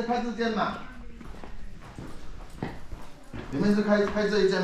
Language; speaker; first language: Chinese; native; Chinese